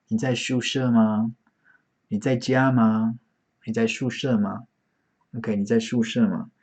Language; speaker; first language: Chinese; non-native, fluent; English